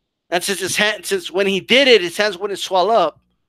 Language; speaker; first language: English; early bilingual, other home language; Spanish